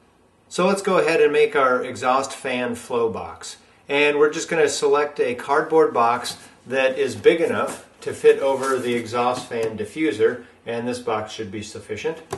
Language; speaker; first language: English; native; English